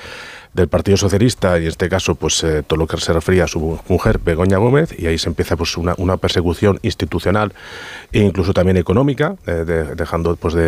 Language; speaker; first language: Spanish; native; Spanish